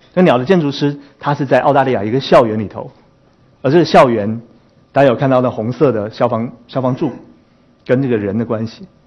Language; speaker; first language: Chinese; native; Chinese